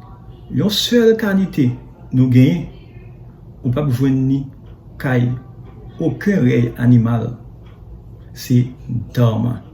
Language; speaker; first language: French; non-native, learner; Haitian Creole